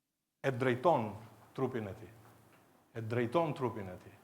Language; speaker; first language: Albanian; native; Albanian